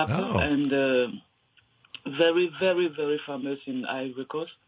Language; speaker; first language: English; non-native, learner; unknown